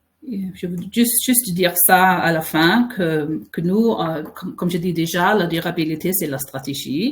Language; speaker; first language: French; non-native, fluent; Faroese